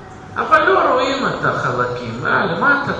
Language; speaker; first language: Hebrew; non-native, fluent; Russian